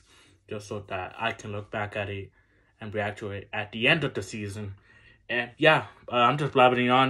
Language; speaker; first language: English; native; English